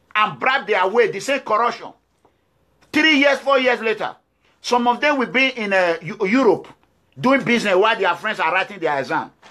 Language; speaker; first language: English; non-native, local second language; Bini